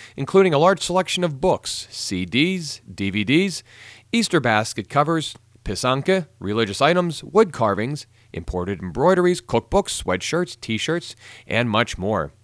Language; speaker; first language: English; native; English